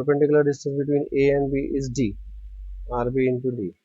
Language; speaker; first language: English; non-native, local second language; Hindi